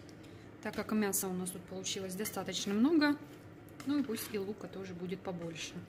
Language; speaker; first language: Russian; native; Russian